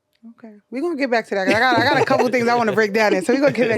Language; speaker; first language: English; native; English